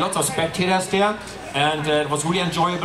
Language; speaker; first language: English; non-native, fluent; German